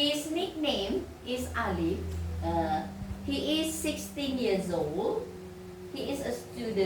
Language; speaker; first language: English; non-native, fluent; Indonesian